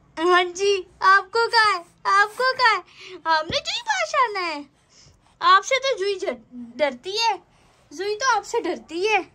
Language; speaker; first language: Urdu; native; Urdu